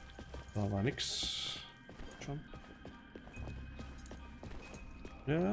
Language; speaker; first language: German; native; German